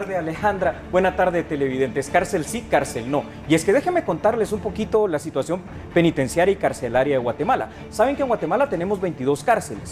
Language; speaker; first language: Spanish; native; Spanish